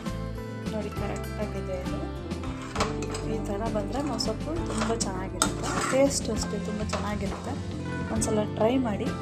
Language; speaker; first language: Kannada; native; Kannada